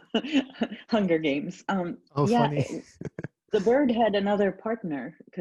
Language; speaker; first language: English; non-native, fluent; Turkish